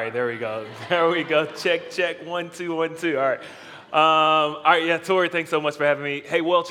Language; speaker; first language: English; native; English